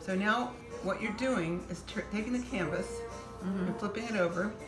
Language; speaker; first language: English; native; English